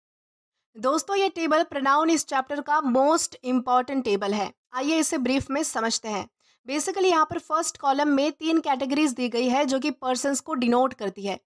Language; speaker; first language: Hindi; native; Hindi